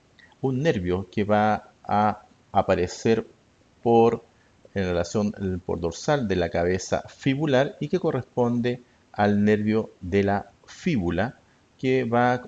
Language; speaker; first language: Spanish; native; Spanish